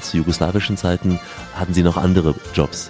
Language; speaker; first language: German; native; German